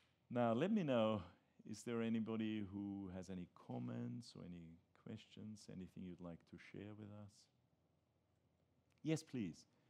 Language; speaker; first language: English; non-native, fluent; German